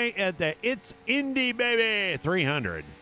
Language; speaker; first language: English; native; English